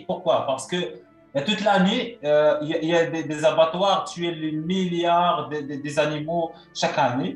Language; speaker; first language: French; non-native, local second language; Arabic